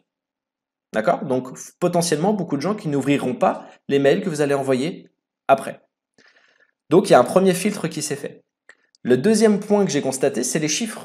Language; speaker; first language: French; native; French